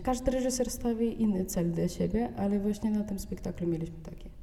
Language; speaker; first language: Polish; non-native, fluent; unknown